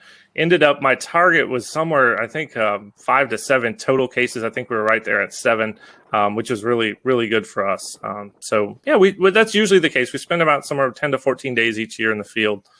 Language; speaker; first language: English; native; English